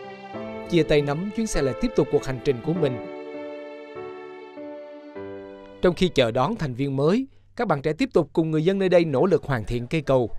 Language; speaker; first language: Vietnamese; native; Vietnamese